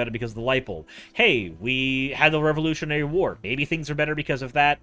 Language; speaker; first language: English; native; English